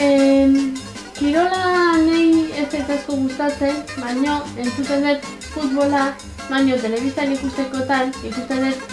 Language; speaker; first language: Basque; non-native, local second language; Spanish